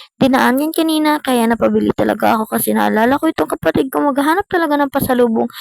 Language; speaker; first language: Filipino; non-native, local second language; Bikol